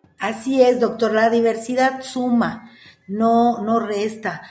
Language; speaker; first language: Spanish; native; Spanish